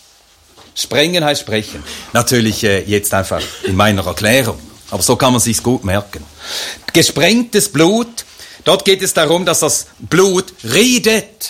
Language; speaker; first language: German; native; German